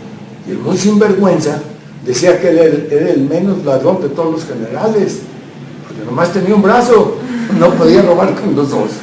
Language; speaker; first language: Spanish; native; Spanish